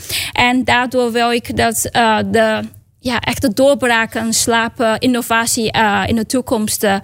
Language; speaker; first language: Dutch; non-native, learner; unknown